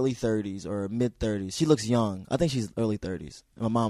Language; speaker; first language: English; native; English